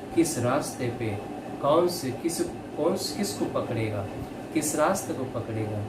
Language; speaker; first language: Hindi; non-native, local second language; Kannada